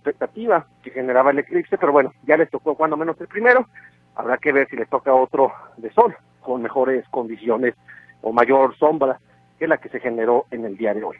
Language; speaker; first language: Spanish; native; Spanish